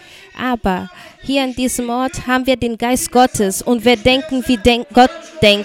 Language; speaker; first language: German; non-native, fluent; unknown